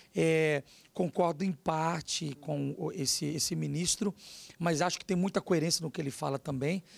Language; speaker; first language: Portuguese; native; Portuguese